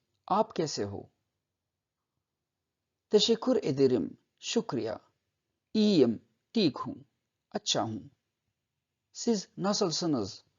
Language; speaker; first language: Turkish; non-native, fluent; Urdu